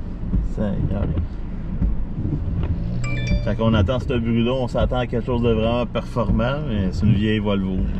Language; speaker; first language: French; native; French